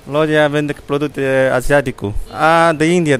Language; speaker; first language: Portuguese; non-native, learner; Chinese